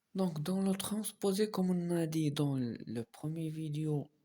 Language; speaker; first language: French; non-native, local second language; Arabic